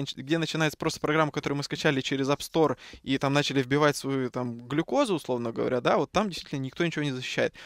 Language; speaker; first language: Russian; native; Russian